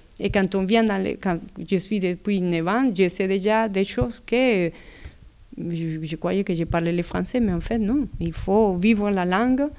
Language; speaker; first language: French; non-native, fluent; Spanish